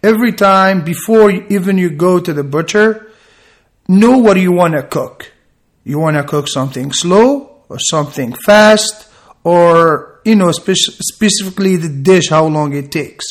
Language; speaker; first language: English; non-native, fluent; Arabic